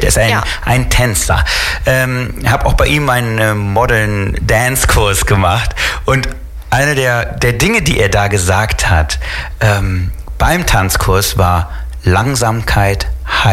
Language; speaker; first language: German; native; German